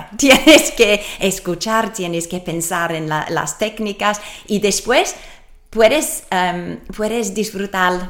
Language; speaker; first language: Spanish; non-native, learner; English